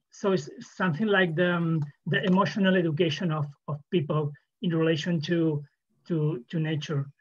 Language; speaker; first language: English; non-native, fluent; Catalan